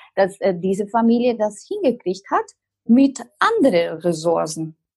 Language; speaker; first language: German; non-native, fluent; Spanish